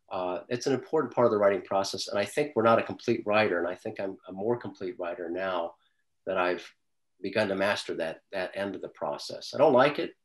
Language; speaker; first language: English; native; English